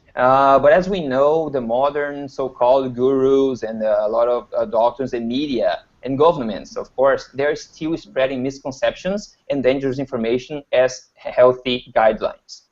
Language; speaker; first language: English; non-native, fluent; Portuguese